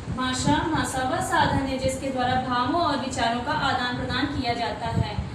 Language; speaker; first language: Hindi; native; Hindi